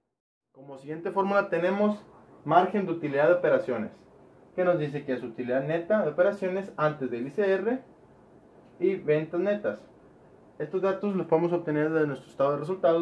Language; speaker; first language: Spanish; native; Spanish